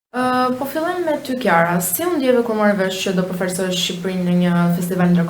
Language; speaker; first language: Albanian; native; Albanian